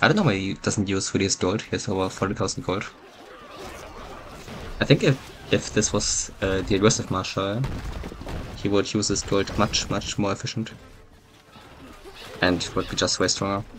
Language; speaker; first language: English; non-native, fluent; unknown